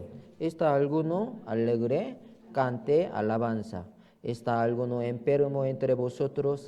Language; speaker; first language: Spanish; non-native, learner; Korean